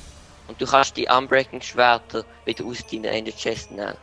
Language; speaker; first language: German; native; German